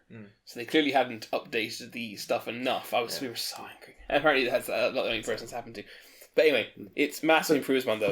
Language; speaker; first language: English; native; English